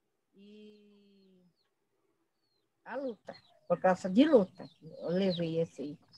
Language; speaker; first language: Portuguese; non-native, local second language; Guarani